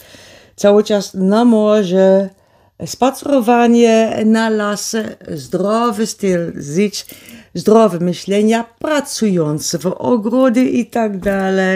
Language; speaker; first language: Polish; early bilingual, heritage; Polish